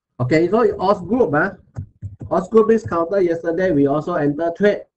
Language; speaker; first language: English; non-native, local second language; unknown